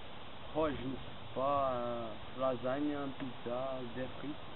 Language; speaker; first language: French; non-native, learner; Dutch